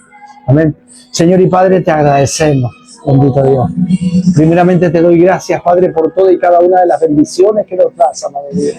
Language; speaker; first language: Spanish; native; Spanish